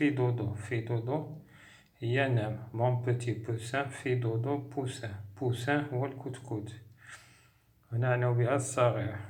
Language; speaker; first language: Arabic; native; Arabic